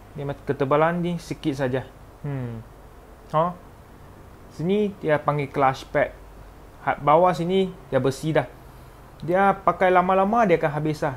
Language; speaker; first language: Malay; non-native, local second language; Chinese